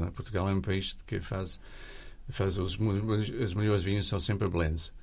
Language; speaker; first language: Portuguese; non-native, fluent; English